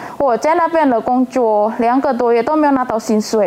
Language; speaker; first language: Chinese; non-native, learner; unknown